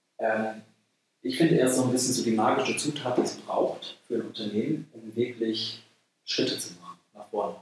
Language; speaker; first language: German; native; German